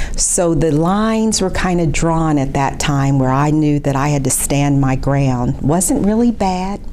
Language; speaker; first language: English; native; English